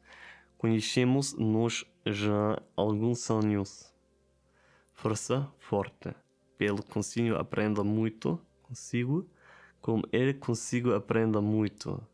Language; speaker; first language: Portuguese; non-native, learner; German